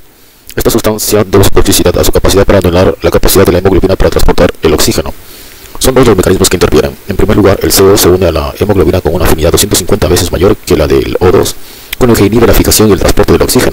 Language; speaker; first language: Spanish; native; Spanish